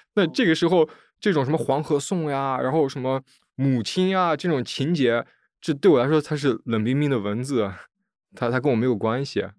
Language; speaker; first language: Chinese; native; Chinese